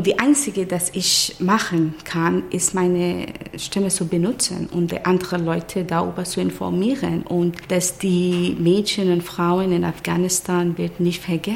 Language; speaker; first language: German; non-native, learner; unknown